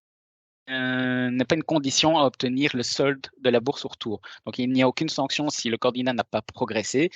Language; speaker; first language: French; native; French